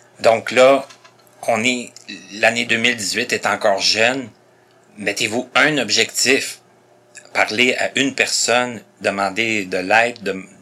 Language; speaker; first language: French; native; French